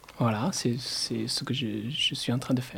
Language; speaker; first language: French; non-native, fluent; Chinese